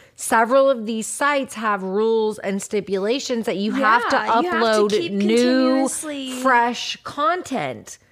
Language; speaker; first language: English; native; English